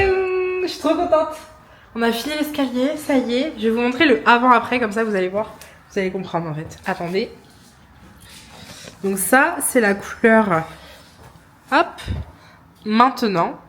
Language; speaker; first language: French; native; French